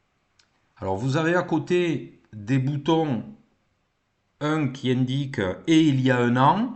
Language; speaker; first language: French; native; French